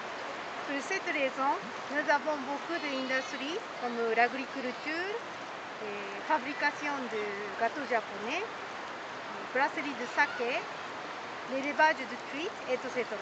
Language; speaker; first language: French; non-native, learner; Japanese